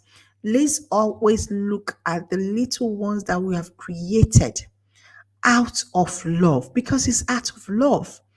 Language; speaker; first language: English; non-native, local second language; Igbo